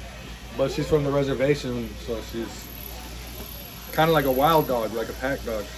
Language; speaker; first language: English; native; English